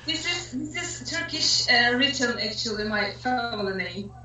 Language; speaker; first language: English; non-native, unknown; Turkish